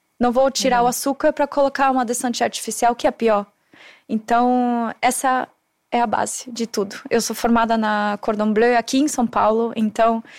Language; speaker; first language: Portuguese; non-native, fluent; German